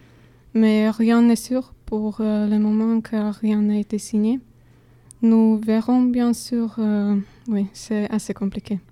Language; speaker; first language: French; non-native, fluent; Slovak